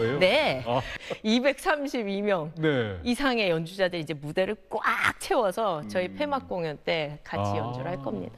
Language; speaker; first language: Korean; native; Korean